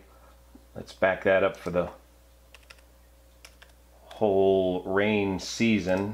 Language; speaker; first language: English; native; English